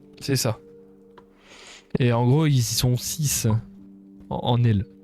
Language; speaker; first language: French; native; French